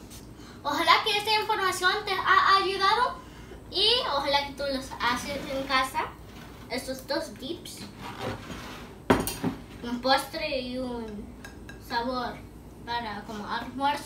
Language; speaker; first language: Spanish; early bilingual, heritage; Spanish